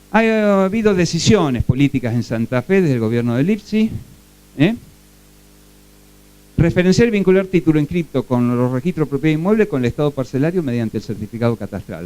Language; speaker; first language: Spanish; native; Spanish